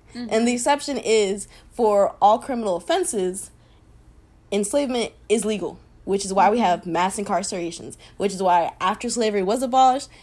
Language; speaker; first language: English; native; English